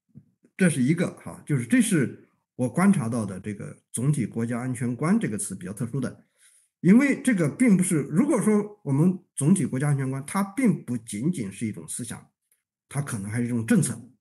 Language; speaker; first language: Chinese; native; Chinese